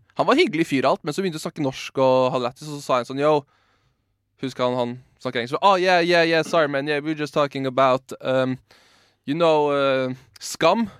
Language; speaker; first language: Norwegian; early bilingual, other home language; Persian